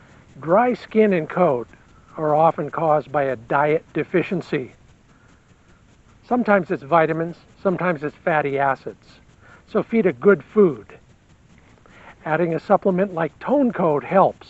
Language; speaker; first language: English; native; English